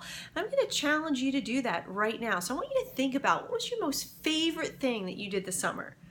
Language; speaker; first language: English; native; English